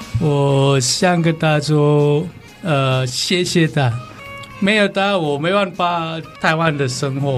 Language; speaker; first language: Chinese; non-native, learner; Balinese